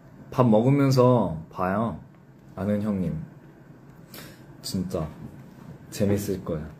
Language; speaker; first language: Korean; early bilingual, heritage; English